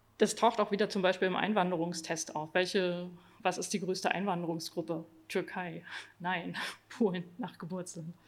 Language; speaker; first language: German; native; German